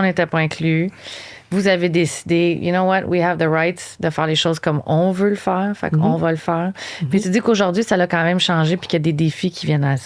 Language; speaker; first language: French; native; French